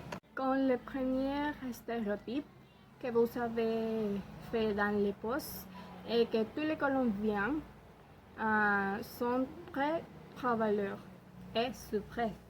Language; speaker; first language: French; non-native, learner; Spanish